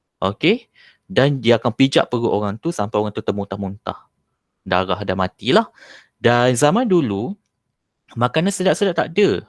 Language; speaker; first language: Malay; native; Malay